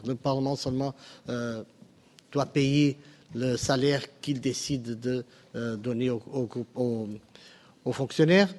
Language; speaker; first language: French; non-native, fluent; Portuguese